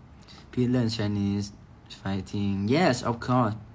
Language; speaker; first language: English; non-native, learner; Thai